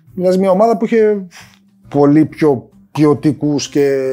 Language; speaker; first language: Greek; native; Greek